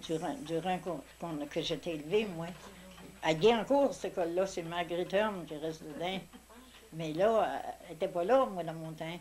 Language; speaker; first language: French; native; French